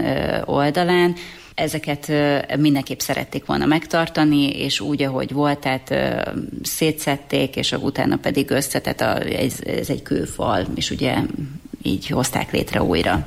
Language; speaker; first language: Hungarian; native; Hungarian